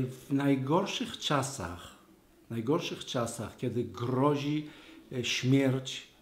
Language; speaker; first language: Polish; non-native, learner; Hebrew